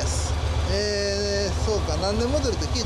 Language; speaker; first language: Japanese; native; Japanese